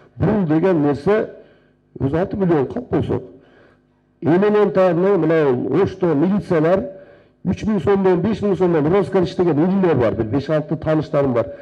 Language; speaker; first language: Kyrgyz; native; Kyrgyz